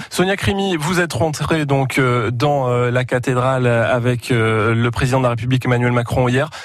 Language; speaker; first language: French; native; French